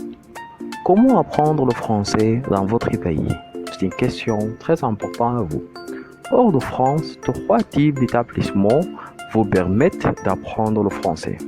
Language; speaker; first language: French; non-native, fluent; Arabic